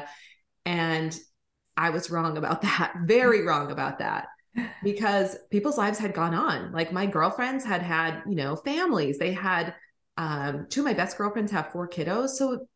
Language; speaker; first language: English; native; English